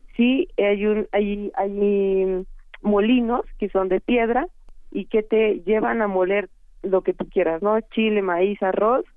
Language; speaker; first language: Spanish; native; Spanish